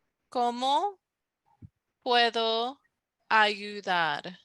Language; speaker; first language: Spanish; non-native, fluent; English